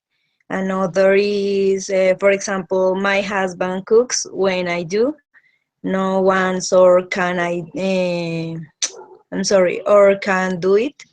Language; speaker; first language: English; non-native, learner; Spanish